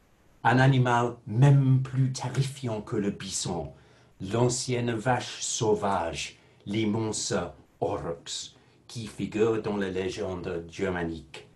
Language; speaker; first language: French; non-native, fluent; English